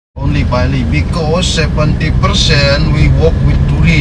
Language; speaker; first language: English; non-native, learner; Balinese